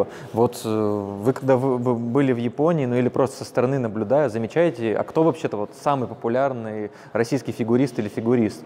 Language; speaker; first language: Russian; native; Russian